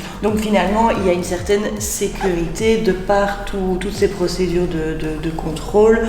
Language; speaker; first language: French; native; French